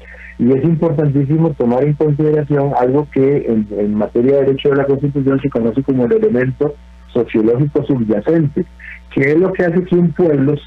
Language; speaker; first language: Spanish; native; Spanish